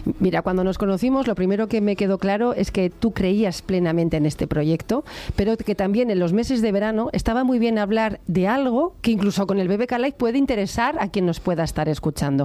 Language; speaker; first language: Spanish; native; Spanish